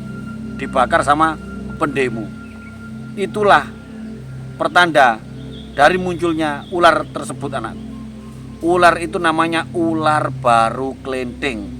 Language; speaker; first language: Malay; non-native, local second language; Javanese